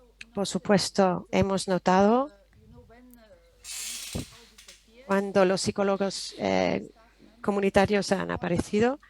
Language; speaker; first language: Spanish; non-native, fluent; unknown